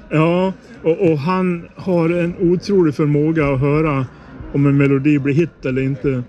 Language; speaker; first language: Swedish; native; Swedish